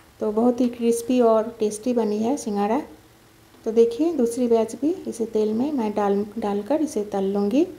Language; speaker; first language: Hindi; non-native, local second language; Bangla